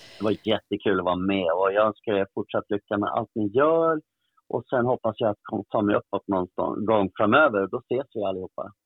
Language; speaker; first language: Swedish; early bilingual, other home language; Portuguese